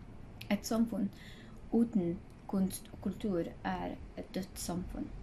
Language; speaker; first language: Norwegian; non-native, fluent; Hazaragi